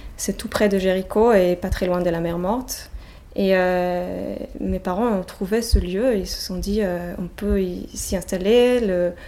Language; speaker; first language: French; non-native, fluent; Hebrew